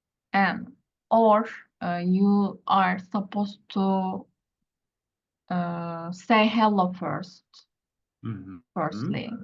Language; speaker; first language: English; non-native, learner; Turkish